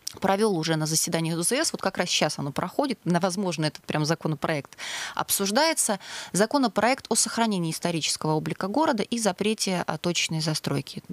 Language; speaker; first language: Russian; native; Russian